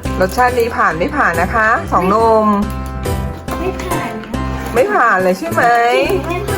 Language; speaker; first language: Thai; native; Thai